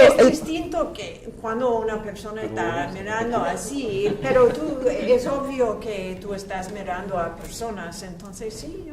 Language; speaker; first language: Spanish; non-native, fluent; English